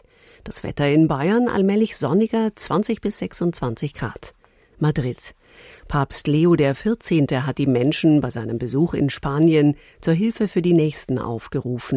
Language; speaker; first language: German; native; German